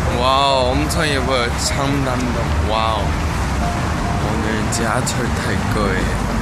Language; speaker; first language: Korean; non-native, learner; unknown